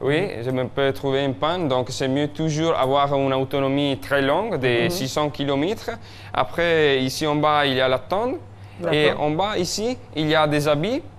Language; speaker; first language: French; non-native, fluent; Italian